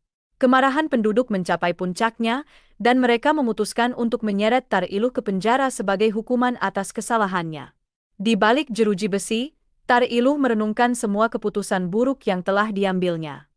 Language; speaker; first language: Indonesian; native; Indonesian